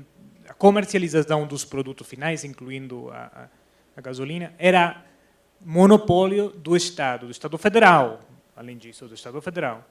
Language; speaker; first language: Portuguese; non-native, fluent; Spanish